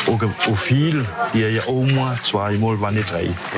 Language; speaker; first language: German; non-native, local second language; French